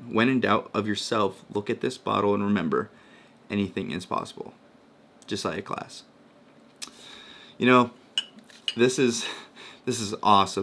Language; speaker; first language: English; native; English